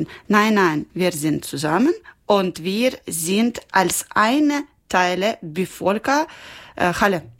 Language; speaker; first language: German; non-native, learner; Ukrainian